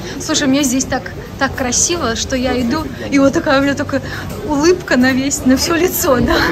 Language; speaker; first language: Russian; non-native, local second language; Belarusian